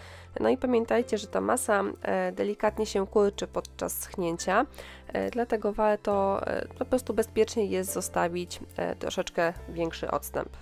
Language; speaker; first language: Polish; native; Polish